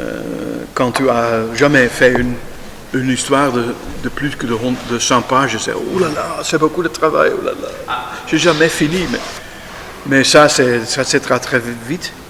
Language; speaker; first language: French; non-native, learner; Dutch